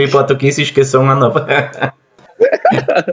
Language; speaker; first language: German; native; German